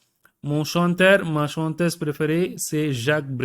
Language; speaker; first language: French; non-native, learner; Tamil